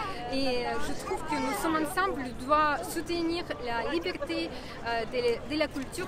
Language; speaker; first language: French; non-native, learner; Ukrainian